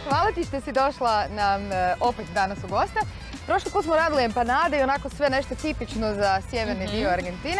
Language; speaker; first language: Croatian; native; Croatian